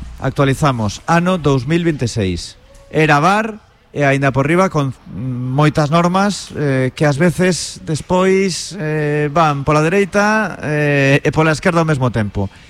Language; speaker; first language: Galician; native; Galician